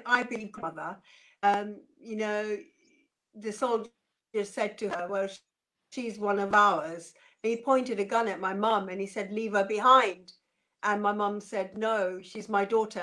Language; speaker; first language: English; non-native, local second language; Punjabi